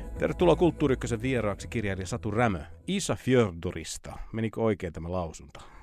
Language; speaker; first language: Finnish; native; Finnish